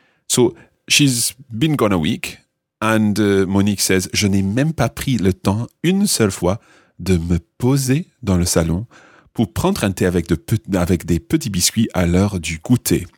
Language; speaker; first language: French; non-native, fluent; English